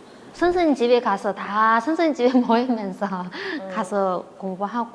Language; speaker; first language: Korean; non-native, fluent; Vietnamese